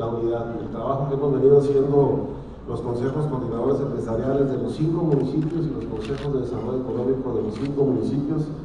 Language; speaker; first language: Spanish; native; Spanish